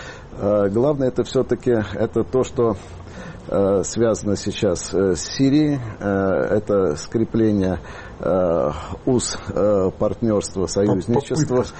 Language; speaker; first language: Russian; native; Russian